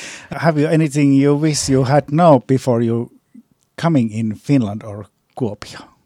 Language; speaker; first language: English; non-native, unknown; Finnish